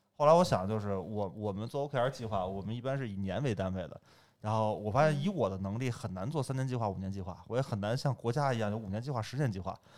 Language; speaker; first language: Chinese; native; Chinese